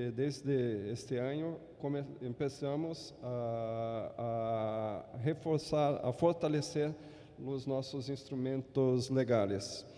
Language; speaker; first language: Spanish; non-native, fluent; Portuguese